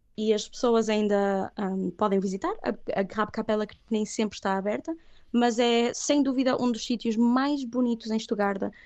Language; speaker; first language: Portuguese; early bilingual, other home language; Catalan